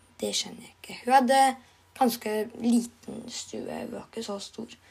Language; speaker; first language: Norwegian; non-native, learner; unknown